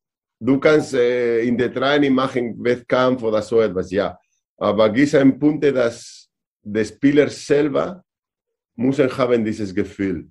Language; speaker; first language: German; non-native, learner; Spanish